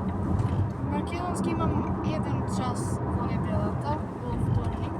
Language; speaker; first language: Macedonian; early bilingual, heritage; Macedonian